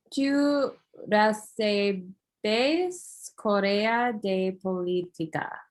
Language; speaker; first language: Spanish; non-native, learner; English